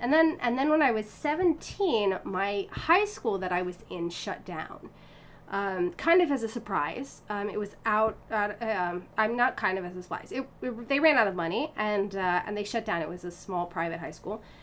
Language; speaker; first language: English; native; English